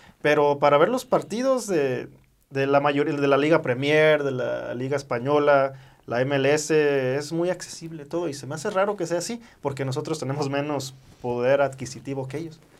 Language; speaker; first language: Spanish; early bilingual, heritage; Spanish